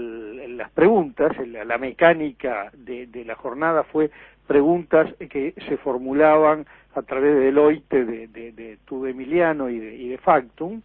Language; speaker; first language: Spanish; native; Spanish